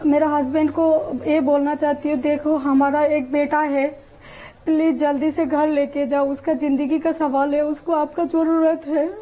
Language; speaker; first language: Hindi; non-native, learner; Bangla